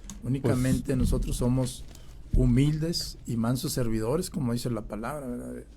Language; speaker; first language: Spanish; native; Spanish